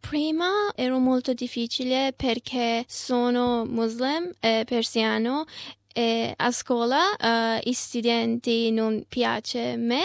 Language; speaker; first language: Italian; non-native, learner; Persian